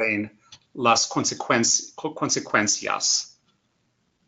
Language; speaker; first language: Spanish; non-native, learner; English